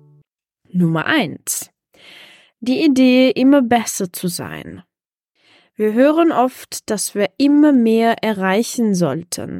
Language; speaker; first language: German; non-native, fluent; Czech